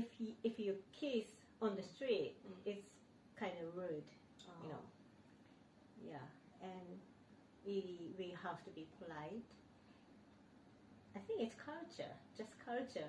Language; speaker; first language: English; non-native, learner; Japanese